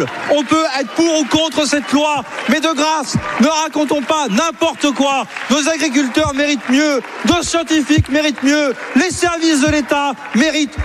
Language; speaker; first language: French; native; French